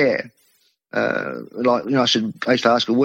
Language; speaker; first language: English; non-native, local second language; Italian